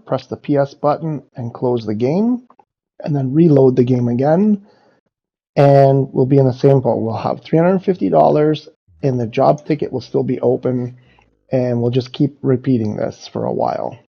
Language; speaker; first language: English; native; English